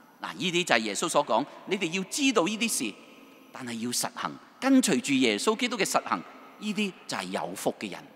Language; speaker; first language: Chinese; non-native, local second language; Cantonese